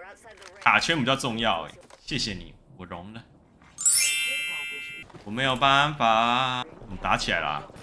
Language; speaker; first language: Chinese; native; Chinese